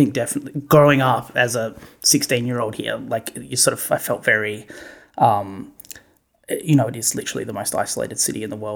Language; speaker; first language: English; native; English